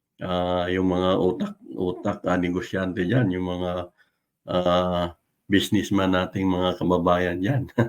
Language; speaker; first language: Filipino; non-native, local second language; Cebuano